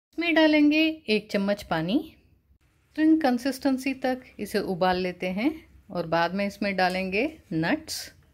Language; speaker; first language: Hindi; non-native, local second language; Kannada